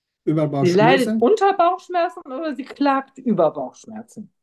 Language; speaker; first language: German; native; German